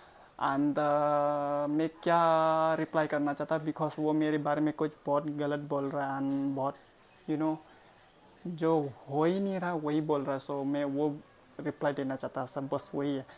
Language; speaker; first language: Hindi; non-native, local second language; Khasi